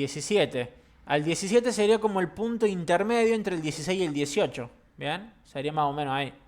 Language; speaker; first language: Spanish; native; Spanish